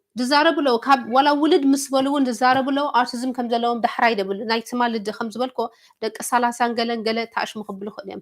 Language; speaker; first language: Tigrinya; early bilingual, heritage; Tigrinya